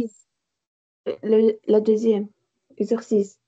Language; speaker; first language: French; non-native, learner; Arabic